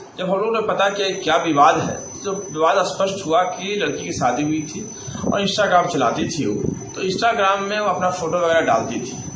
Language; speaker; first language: Hindi; native; Hindi